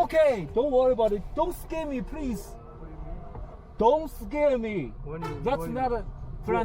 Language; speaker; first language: English; non-native, learner; Chinese